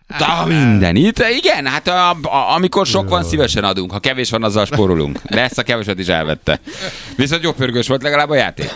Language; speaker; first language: Hungarian; native; Hungarian